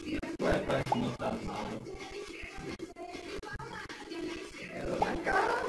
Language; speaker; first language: Spanish; non-native, learner; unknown